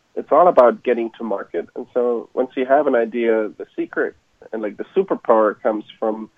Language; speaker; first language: English; non-native, fluent; German